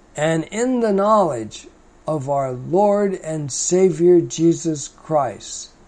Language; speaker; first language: English; native; English